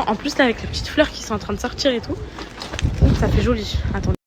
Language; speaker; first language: French; native; French